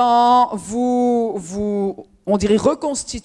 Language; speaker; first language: French; native; French